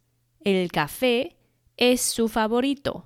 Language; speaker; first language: Spanish; non-native, fluent; Chinese